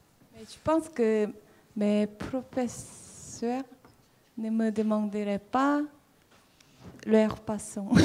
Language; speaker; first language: French; non-native, fluent; Korean